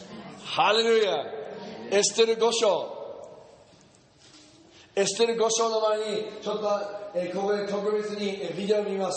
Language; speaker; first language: Japanese; non-native, fluent; English